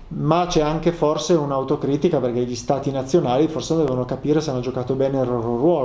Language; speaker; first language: Italian; native; Italian